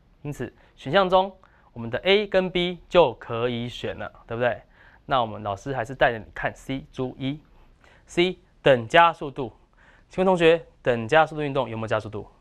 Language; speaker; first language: Chinese; native; Chinese